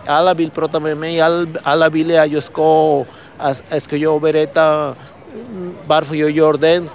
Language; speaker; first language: Swedish; early bilingual, other home language; Spanish